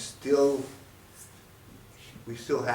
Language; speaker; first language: English; non-native, learner; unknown